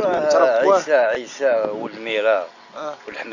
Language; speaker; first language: Arabic; native; Arabic